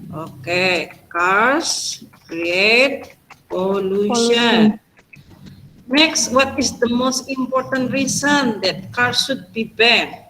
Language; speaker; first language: English; non-native, fluent; Indonesian